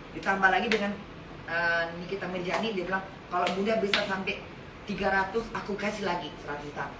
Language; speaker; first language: Indonesian; native; Indonesian